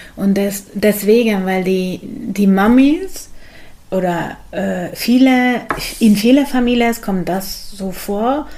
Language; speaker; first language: German; non-native, fluent; Hungarian